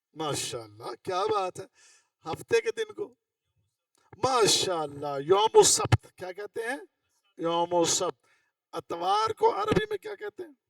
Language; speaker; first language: Urdu; non-native, local second language; Punjabi